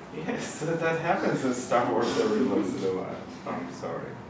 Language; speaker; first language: English; non-native, fluent; Turkish